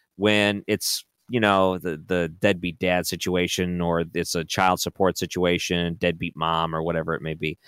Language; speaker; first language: English; native; English